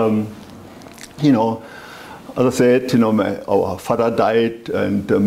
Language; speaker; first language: English; non-native, fluent; German